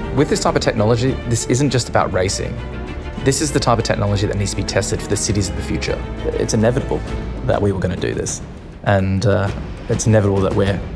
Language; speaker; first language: English; native; English